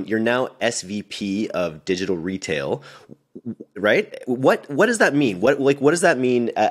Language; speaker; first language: English; native; English